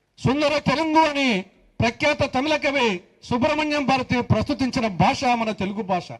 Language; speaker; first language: Telugu; native; Telugu